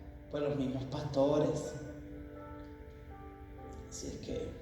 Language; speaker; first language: Spanish; native; Spanish